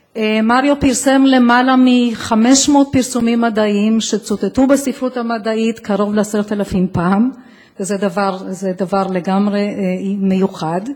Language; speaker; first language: Hebrew; native; Hebrew